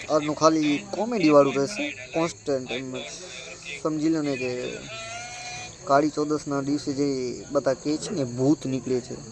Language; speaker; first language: Gujarati; non-native, local second language; Kachhi